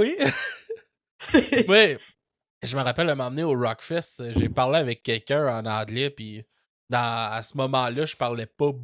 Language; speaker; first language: French; native; French